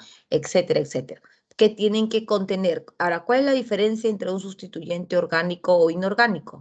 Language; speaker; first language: Spanish; native; Spanish